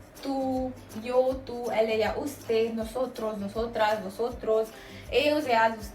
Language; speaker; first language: Spanish; non-native, fluent; Hindi